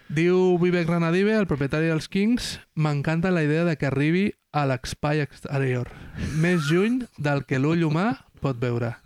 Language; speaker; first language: Catalan; non-native, local second language; Spanish